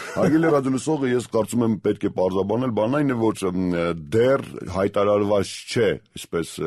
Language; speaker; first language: Armenian; native; Armenian